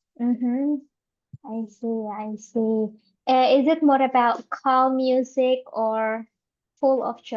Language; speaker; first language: English; non-native, fluent; Indonesian